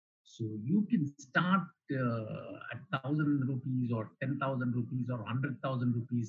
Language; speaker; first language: English; non-native, local second language; Malayalam